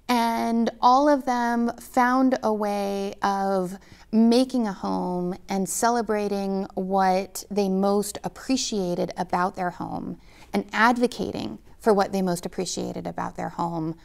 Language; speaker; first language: English; native; English